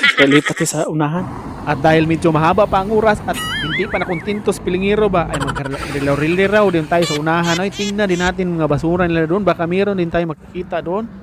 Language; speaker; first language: Filipino; non-native, local second language; Cebuano